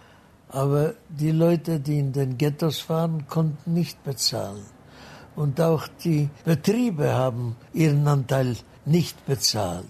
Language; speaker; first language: German; non-native, fluent; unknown